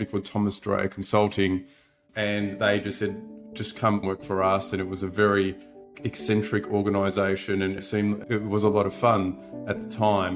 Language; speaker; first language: English; native; English